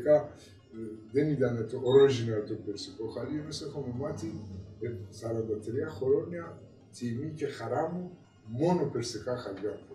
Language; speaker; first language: Greek; non-native, learner; Persian